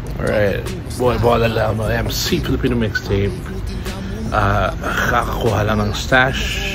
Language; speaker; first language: Filipino; native; Filipino